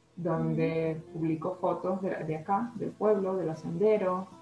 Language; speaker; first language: Spanish; native; Spanish